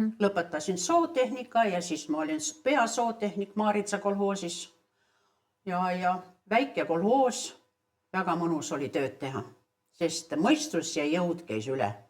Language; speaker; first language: Estonian; early bilingual, heritage; Estonian